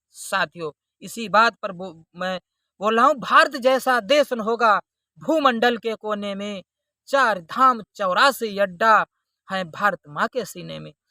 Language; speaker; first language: Hindi; native; Hindi